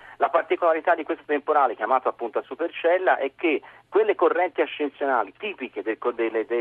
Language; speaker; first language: Italian; native; Italian